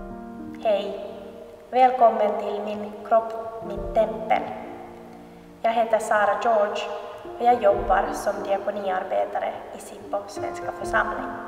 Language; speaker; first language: Swedish; non-native, local second language; Finnish